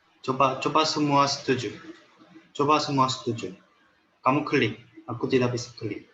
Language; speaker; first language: Indonesian; non-native, learner; Korean